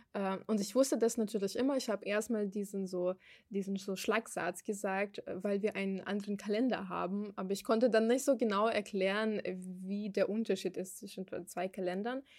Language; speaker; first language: German; non-native, fluent; Ukrainian